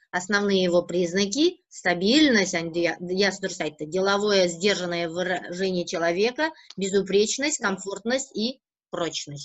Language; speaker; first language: Russian; non-native, local second language; Kazakh